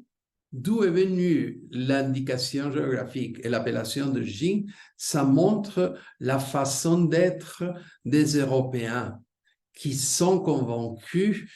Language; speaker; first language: French; non-native, fluent; Spanish